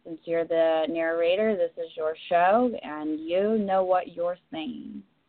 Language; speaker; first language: English; native; English